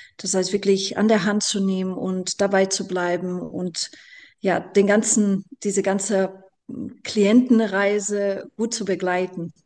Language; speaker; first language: German; non-native, fluent; Portuguese